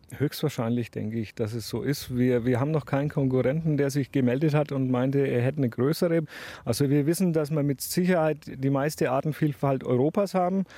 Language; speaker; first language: German; native; German